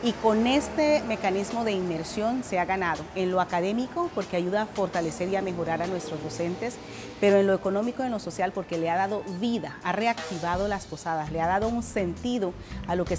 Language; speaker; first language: Spanish; non-native, local second language; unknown